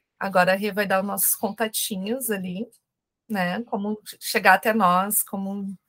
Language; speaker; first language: Portuguese; native; Portuguese